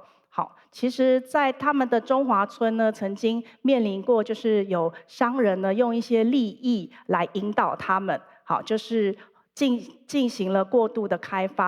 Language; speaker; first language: Chinese; native; Chinese